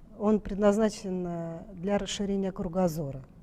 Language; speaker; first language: Russian; native; Russian